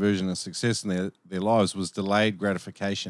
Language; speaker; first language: English; native; English